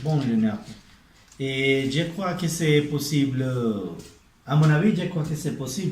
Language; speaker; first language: French; non-native, learner; Spanish